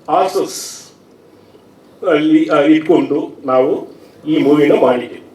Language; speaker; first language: Kannada; non-native, learner; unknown